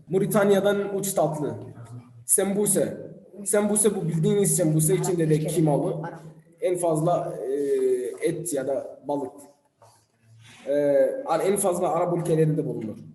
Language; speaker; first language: Turkish; non-native, learner; Arabic